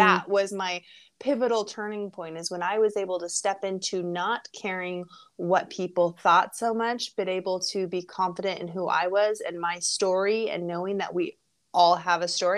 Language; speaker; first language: English; native; English